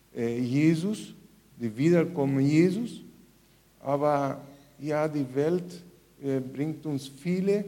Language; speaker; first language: German; non-native, fluent; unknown